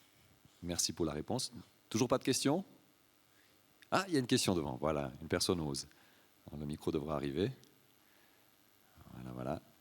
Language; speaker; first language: French; native; French